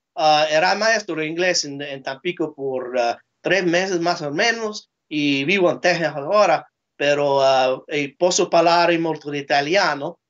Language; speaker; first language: Spanish; non-native, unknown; English